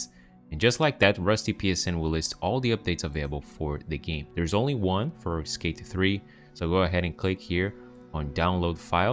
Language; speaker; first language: English; non-native, fluent; Portuguese